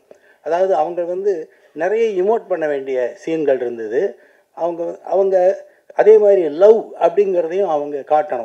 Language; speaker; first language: Tamil; native; Tamil